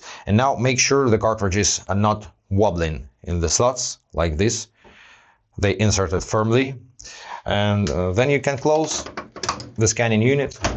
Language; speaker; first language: English; non-native, fluent; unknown